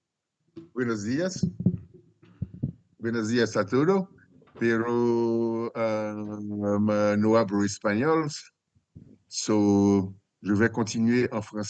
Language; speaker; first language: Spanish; non-native, learner; Haitian Creole